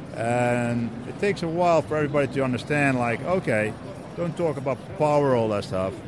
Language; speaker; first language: English; non-native, fluent; Dutch